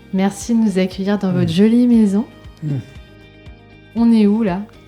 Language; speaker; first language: French; native; French